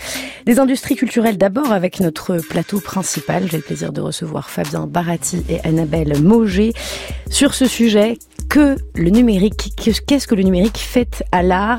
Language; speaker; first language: French; native; French